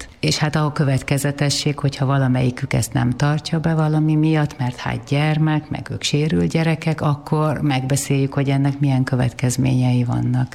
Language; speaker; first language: Hungarian; native; Hungarian